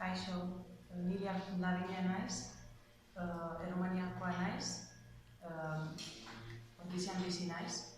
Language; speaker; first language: Basque; non-native, learner; Romanian